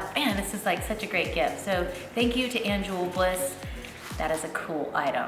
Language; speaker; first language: English; native; English